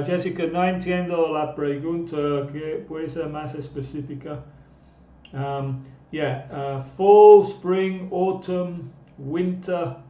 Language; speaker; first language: Spanish; non-native, fluent; English